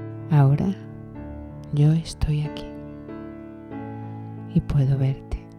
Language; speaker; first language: Spanish; native; Spanish